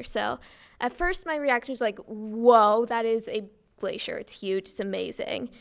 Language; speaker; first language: English; native; English